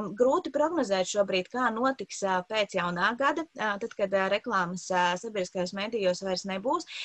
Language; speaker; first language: Latvian; native; Latvian